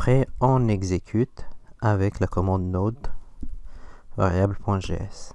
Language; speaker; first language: French; non-native, local second language; Arabic